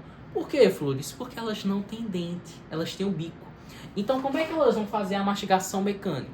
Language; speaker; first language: Portuguese; native; Portuguese